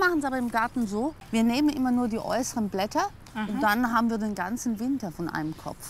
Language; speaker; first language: German; native; German